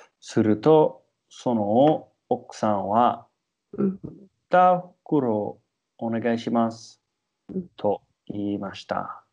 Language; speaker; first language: Japanese; non-native, learner; English